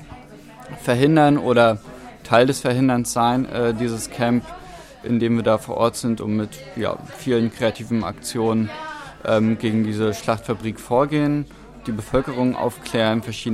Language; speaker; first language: German; native; German